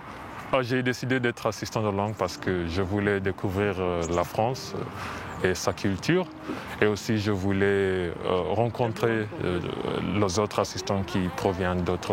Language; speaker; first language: French; non-native, fluent; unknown